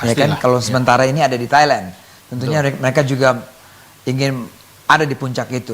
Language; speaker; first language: Indonesian; native; Indonesian